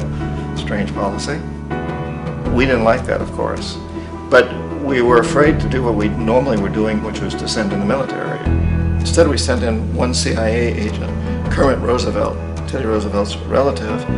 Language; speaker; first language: English; native; English